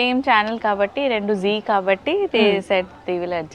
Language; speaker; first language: Telugu; non-native, learner; Bangla